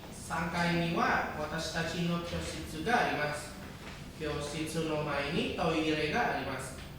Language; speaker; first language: Japanese; non-native, learner; Indonesian